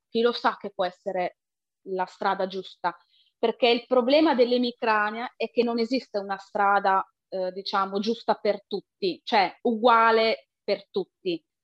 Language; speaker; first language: Italian; native; Italian